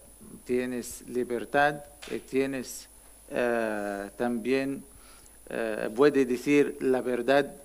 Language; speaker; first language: Spanish; non-native, learner; Arabic